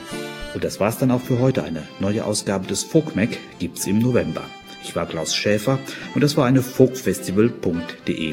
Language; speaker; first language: German; native; German